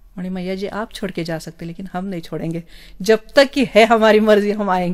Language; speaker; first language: Hindi; non-native, local second language; Marathi